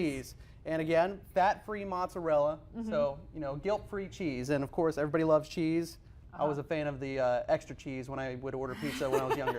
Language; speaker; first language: English; native; English